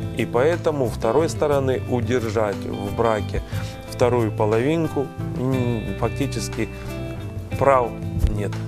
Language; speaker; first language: Russian; native; Russian